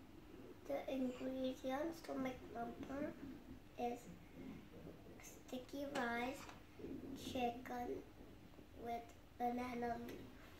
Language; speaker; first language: English; non-native, learner; Indonesian